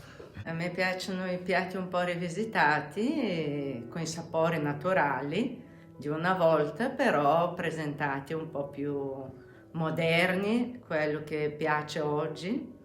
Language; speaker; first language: Italian; non-native, fluent; Bulgarian